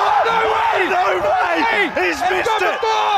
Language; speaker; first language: English; native; English